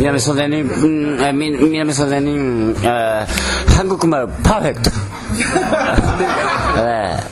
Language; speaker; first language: Korean; non-native, learner; Japanese